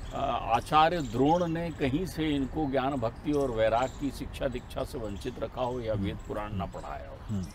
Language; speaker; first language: Hindi; native; Hindi